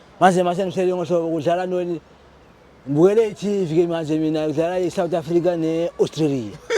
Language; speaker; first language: Zulu; non-native, local second language; Xhosa